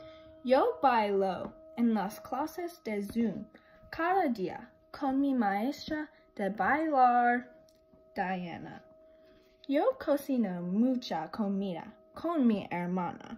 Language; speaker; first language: Spanish; non-native, learner; English